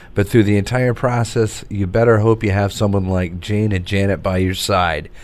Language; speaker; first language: English; native; English